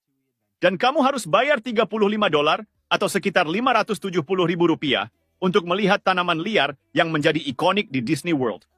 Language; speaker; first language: Indonesian; native; Indonesian